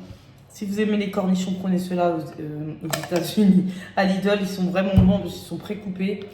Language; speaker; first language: French; native; French